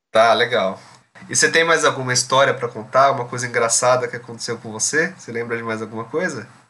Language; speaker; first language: Portuguese; native; Portuguese